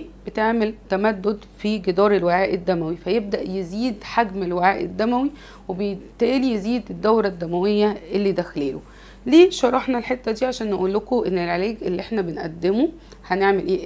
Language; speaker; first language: Arabic; native; Arabic